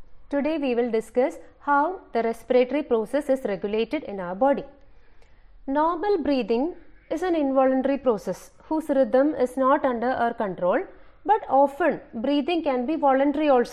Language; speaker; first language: English; non-native, local second language; Malayalam